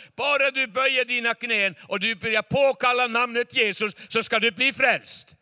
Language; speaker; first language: Swedish; non-native, fluent; Chinese